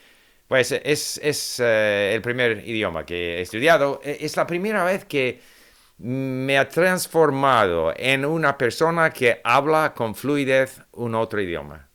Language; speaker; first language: Spanish; non-native, fluent; English